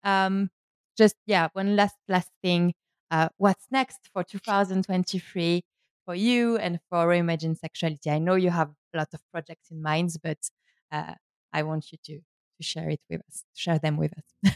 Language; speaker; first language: English; non-native, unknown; French